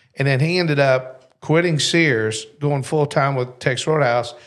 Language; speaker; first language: English; native; English